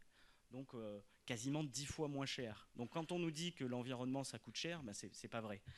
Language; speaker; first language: French; native; French